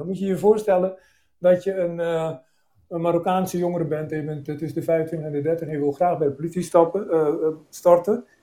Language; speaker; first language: Dutch; early bilingual, other home language; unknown